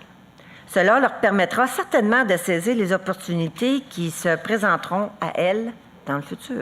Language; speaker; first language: French; native; French